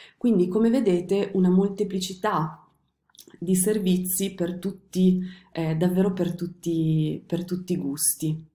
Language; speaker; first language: Italian; native; Italian